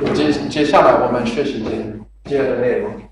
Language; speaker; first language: Chinese; non-native, learner; Japanese